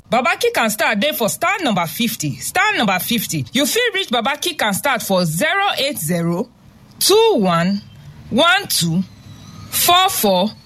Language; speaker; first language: Nigerian Pidgin; native; Nigerian Pidgin